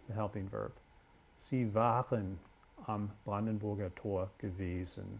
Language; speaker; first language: German; non-native, fluent; English